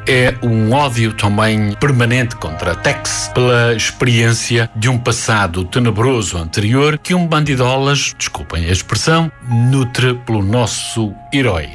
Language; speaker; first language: Portuguese; native; Portuguese